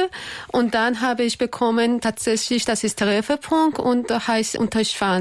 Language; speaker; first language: German; non-native, fluent; Persian